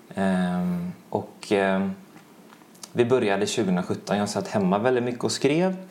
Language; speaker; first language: Swedish; native; Swedish